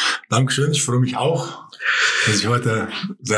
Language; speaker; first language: German; non-native, fluent; Arabic